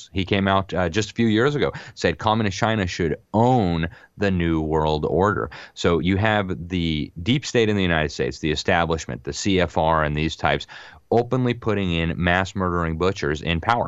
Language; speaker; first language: English; native; English